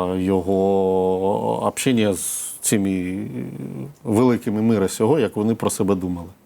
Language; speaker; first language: Ukrainian; non-native, local second language; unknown